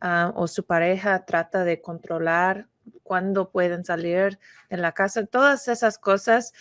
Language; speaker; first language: Spanish; non-native, fluent; English